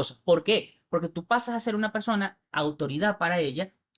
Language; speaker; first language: Spanish; native; Spanish